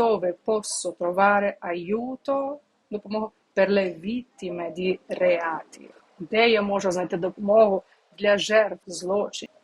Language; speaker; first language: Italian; non-native, fluent; Ukrainian